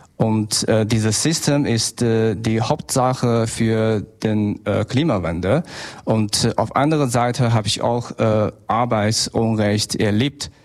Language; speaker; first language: German; non-native, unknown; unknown